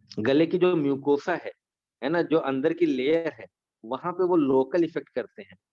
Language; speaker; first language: Hindi; native; Hindi